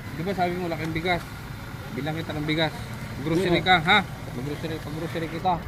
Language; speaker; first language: Filipino; non-native, local second language; Cebuano